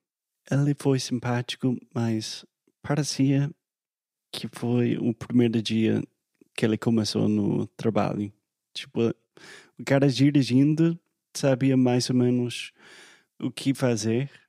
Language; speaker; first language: Portuguese; non-native, fluent; English